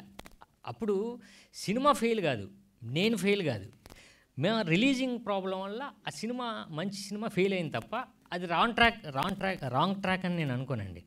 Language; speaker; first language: Telugu; native; Telugu